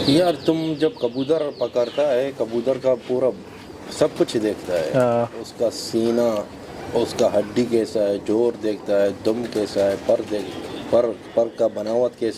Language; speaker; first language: Hindi; non-native, learner; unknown